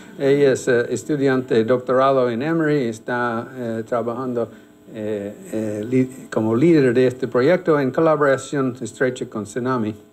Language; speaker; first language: Spanish; non-native, fluent; English